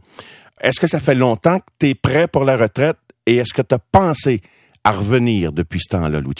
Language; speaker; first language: French; native; French